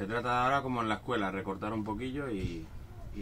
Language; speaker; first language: Spanish; native; Spanish